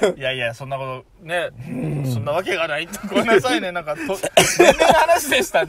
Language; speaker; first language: Japanese; native; Japanese